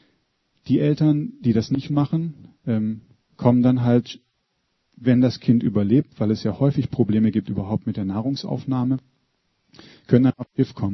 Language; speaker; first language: German; native; German